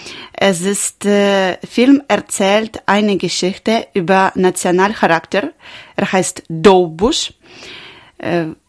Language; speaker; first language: German; non-native, learner; Ukrainian